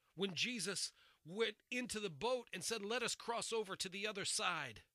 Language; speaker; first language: English; native; English